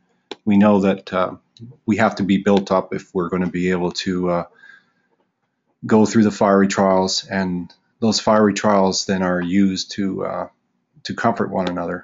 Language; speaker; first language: English; native; English